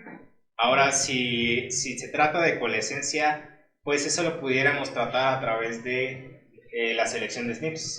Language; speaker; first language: Spanish; native; Spanish